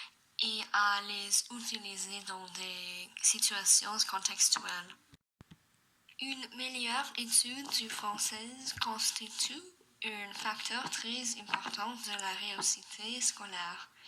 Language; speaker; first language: French; non-native, learner; English